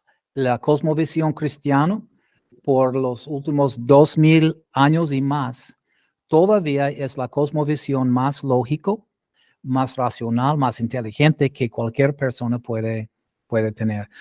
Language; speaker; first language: Spanish; non-native, fluent; English